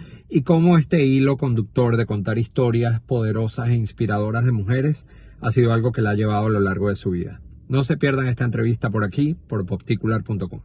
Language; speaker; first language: Spanish; native; Spanish